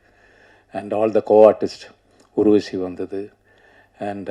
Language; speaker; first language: Tamil; non-native, local second language; Malayalam